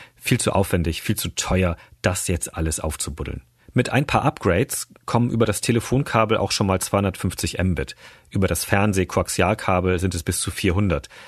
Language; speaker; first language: German; native; German